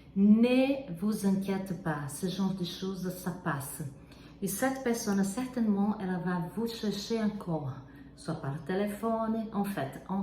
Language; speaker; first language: French; non-native, fluent; Portuguese